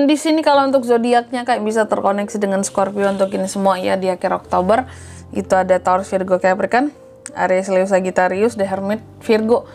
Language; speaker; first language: Indonesian; native; Indonesian